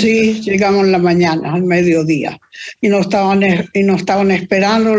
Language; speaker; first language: Spanish; early bilingual, other home language; Italian